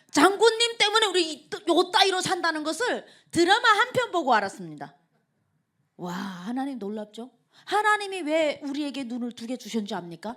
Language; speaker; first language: Korean; non-native, local second language; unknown